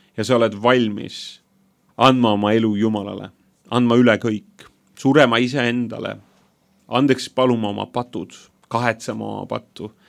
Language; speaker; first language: Estonian; native; Estonian